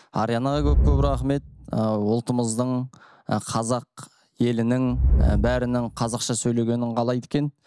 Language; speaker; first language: Kazakh; native; Kazakh